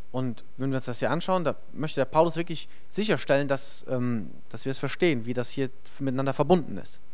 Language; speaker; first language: German; native; German